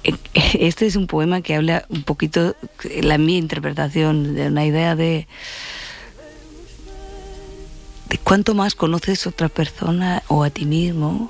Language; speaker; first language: Spanish; non-native, fluent; Portuguese